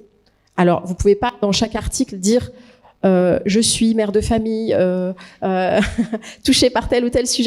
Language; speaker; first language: French; native; French